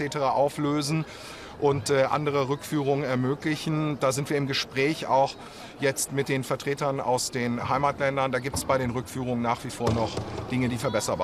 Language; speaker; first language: German; native; German